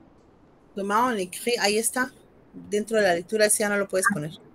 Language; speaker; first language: Spanish; native; Spanish